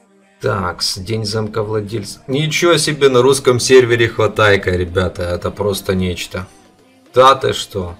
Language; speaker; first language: Russian; native; Russian